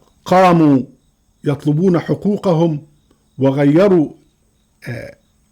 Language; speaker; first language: Arabic; native; Arabic